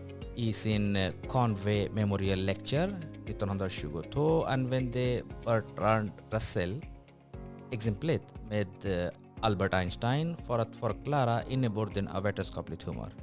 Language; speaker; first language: Swedish; non-native, fluent; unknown